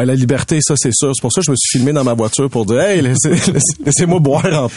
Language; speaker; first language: French; native; French